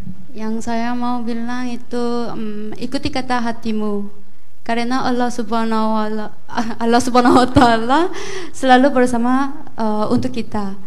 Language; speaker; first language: Indonesian; non-native, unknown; Korean